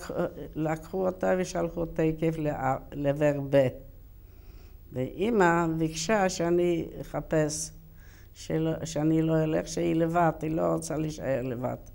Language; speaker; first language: Hebrew; non-native, learner; Yiddish